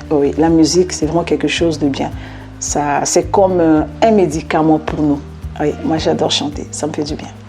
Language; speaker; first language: French; non-native, local second language; Lingala